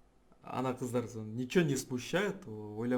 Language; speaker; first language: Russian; non-native, local second language; Kazakh